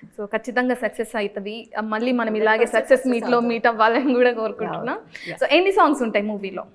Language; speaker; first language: Telugu; native; Telugu